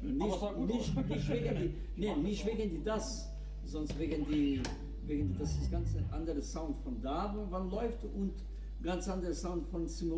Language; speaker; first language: German; non-native, learner; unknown